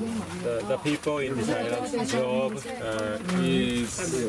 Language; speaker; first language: English; non-native, learner; Japanese